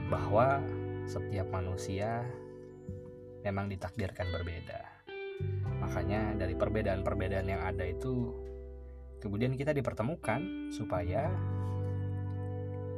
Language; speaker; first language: Indonesian; native; Indonesian